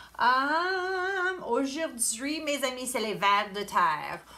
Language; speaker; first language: French; non-native, learner; English